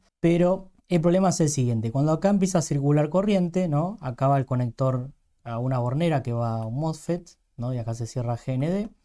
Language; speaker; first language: Spanish; native; Spanish